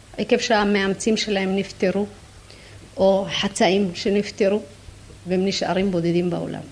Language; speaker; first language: Hebrew; native; Hebrew